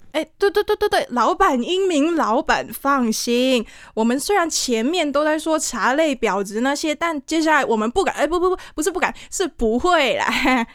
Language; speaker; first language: Chinese; non-native, local second language; Cantonese